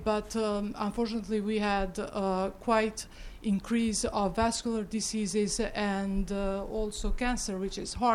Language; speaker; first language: English; non-native, fluent; Albanian